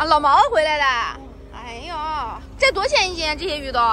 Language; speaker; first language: Chinese; native; Chinese